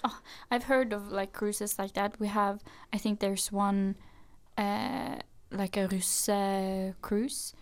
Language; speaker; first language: English; non-native, fluent; Norwegian